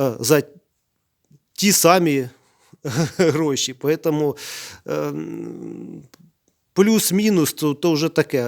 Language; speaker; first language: Ukrainian; native; Ukrainian